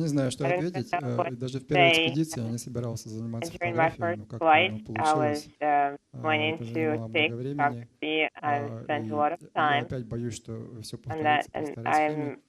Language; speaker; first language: Russian; native; Russian